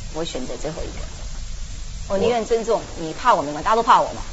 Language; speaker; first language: Chinese; early bilingual, heritage; Chinese